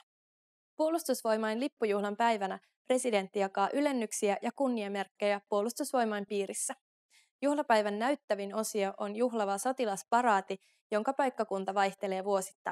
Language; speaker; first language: Finnish; native; Finnish